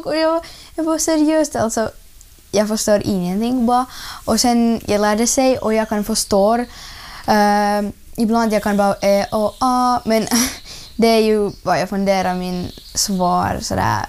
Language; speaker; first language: Swedish; non-native, learner; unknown